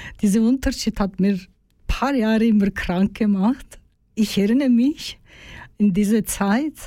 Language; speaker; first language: German; non-native, learner; Turkish